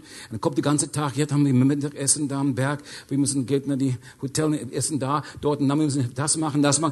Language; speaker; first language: German; non-native, learner; English